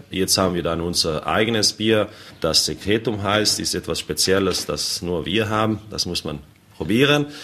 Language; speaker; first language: German; non-native, local second language; Ladin